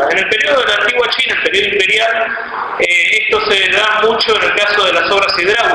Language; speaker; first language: Spanish; native; Spanish